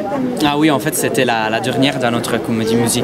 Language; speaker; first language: French; non-native, fluent; Italian